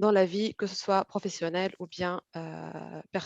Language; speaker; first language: French; non-native, fluent; Arabic